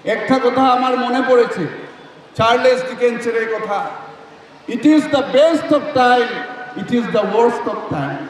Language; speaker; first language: Bangla; non-native, learner; Assamese